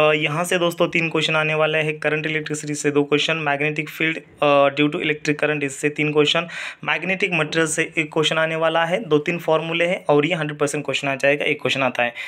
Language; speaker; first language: Hindi; non-native, local second language; Marathi